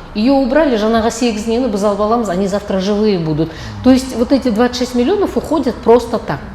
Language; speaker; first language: Russian; non-native, local second language; Kazakh